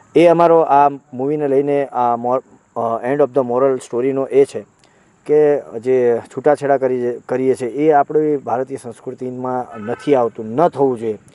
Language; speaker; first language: Gujarati; native; Gujarati